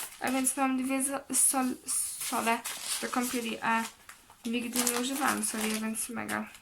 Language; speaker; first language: Polish; early bilingual, heritage; Polish